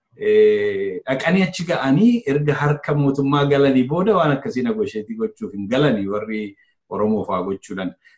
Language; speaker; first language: Oromo; native; Oromo